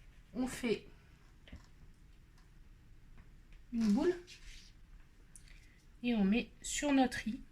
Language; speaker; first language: French; native; French